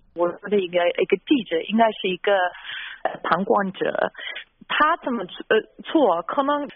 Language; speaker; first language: Chinese; non-native, fluent; German